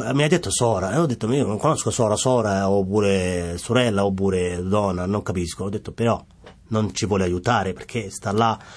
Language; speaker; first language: Italian; non-native, fluent; Somali